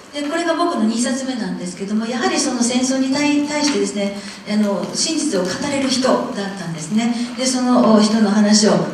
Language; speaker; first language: Japanese; non-native, fluent; English